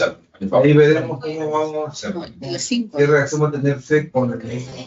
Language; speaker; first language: Spanish; native; Spanish